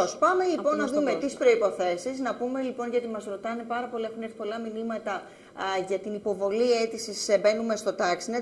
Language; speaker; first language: Greek; native; Greek